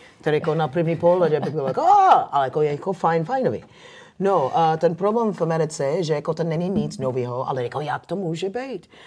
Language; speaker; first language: Czech; non-native, fluent; English